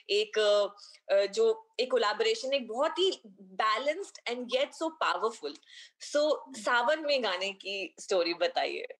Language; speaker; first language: Hindi; native; Hindi